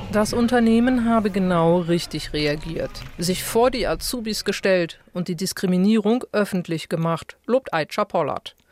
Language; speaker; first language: German; native; German